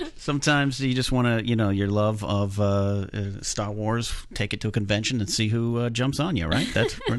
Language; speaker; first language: English; native; English